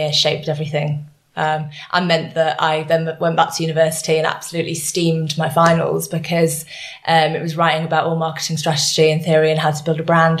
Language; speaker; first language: English; native; English